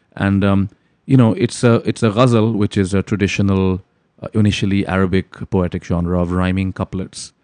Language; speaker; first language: English; non-native, local second language; Urdu